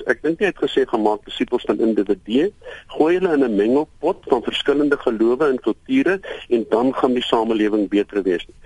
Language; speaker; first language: Afrikaans; native; Afrikaans